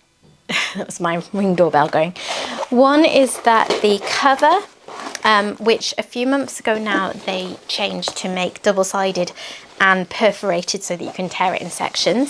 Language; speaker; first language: English; native; English